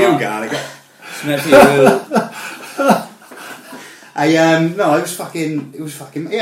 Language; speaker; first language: English; native; English